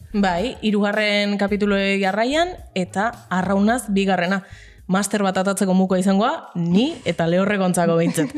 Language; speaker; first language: Basque; native; Basque